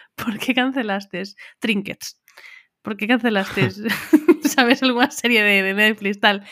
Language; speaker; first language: Spanish; non-native, local second language; Galician